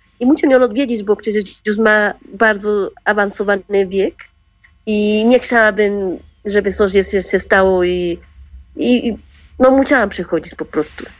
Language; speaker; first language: Polish; non-native, learner; Spanish